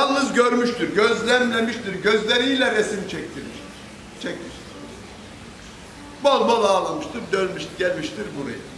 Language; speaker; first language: Turkish; native; Turkish